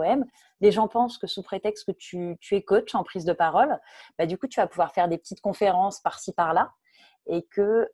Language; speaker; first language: French; native; French